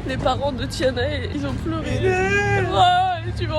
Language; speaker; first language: French; native; French